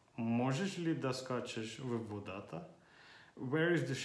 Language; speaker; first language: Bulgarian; non-native, learner; Finnish